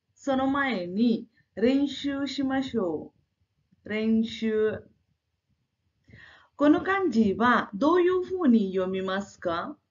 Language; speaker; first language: Japanese; non-native, fluent; Marathi